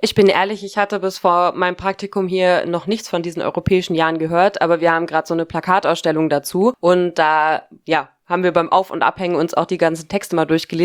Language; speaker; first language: German; native; German